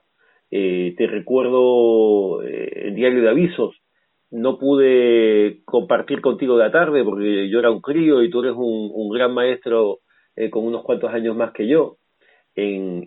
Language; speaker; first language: Spanish; native; Spanish